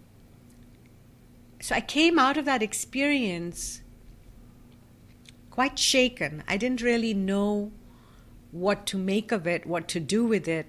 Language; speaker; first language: English; non-native, local second language; Bangla